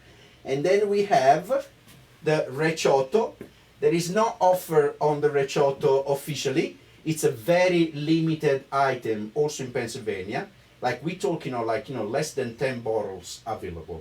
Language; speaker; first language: English; non-native, fluent; Italian